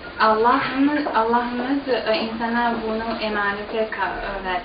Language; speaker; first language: Turkish; non-native, learner; Bosnian